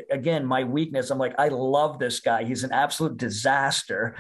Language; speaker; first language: English; native; English